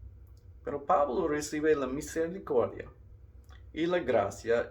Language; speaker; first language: Spanish; non-native, learner; English